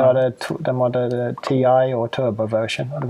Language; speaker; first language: Swedish; non-native, fluent; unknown